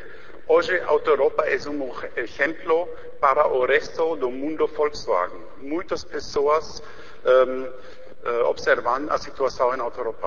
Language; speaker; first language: Portuguese; non-native, learner; German